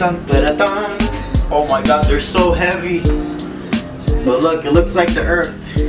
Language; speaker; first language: English; early bilingual, other home language; Spanish